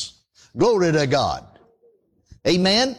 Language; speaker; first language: English; native; English